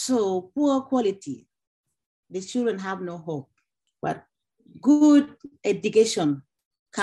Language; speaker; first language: English; non-native, local second language; Acoli